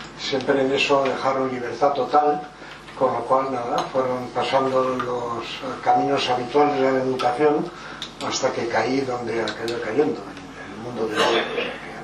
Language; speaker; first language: Spanish; early bilingual, other home language; French